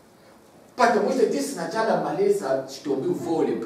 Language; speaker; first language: Russian; non-native, learner; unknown